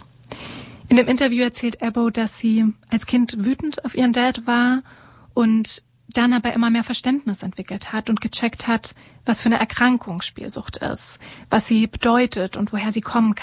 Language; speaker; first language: German; native; German